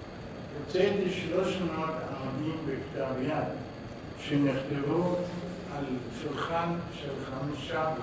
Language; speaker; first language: Hebrew; non-native, fluent; Arabic